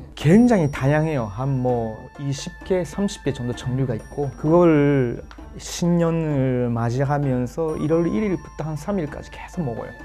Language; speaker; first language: Korean; non-native, fluent; Japanese